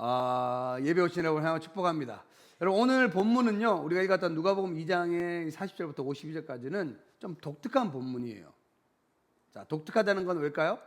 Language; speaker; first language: Korean; native; Korean